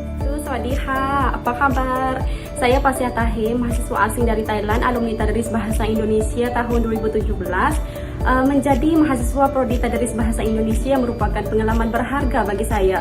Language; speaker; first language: Indonesian; non-native, fluent; Thai